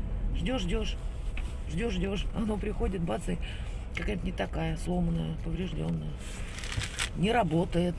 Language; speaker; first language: Russian; native; Russian